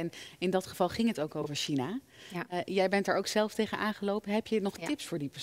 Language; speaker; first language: Dutch; native; Dutch